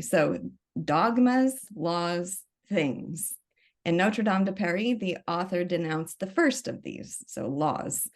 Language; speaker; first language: English; native; English